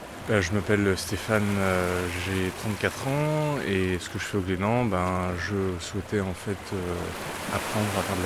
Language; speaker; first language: French; native; French